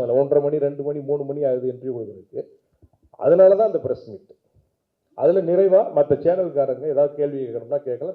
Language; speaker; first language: Tamil; native; Tamil